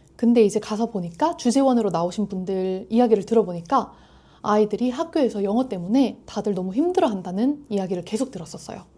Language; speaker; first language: Korean; native; Korean